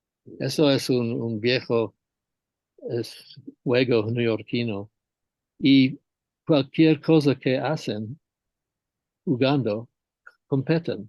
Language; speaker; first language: Spanish; non-native, fluent; English